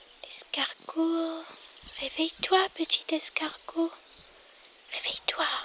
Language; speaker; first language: French; non-native, local second language; Arabic